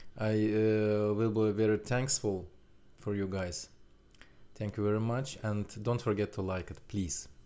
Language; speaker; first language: English; non-native, learner; Russian